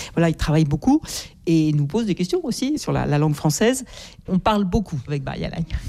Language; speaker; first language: French; native; French